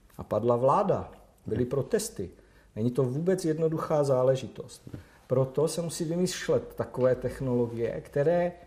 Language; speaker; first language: Czech; native; Czech